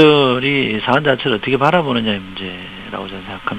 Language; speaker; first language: Korean; native; Korean